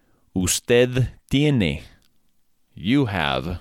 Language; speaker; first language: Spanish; non-native, fluent; English